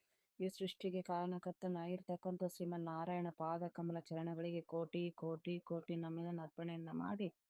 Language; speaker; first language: Kannada; native; Kannada